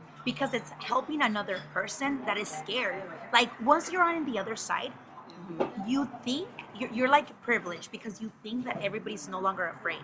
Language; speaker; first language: English; early bilingual, other home language; Spanish